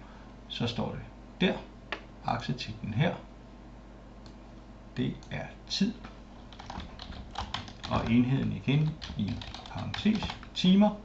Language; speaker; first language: Danish; native; Danish